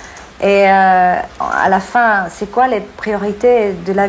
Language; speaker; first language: French; non-native, fluent; English